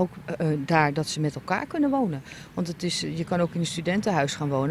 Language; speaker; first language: Dutch; native; Dutch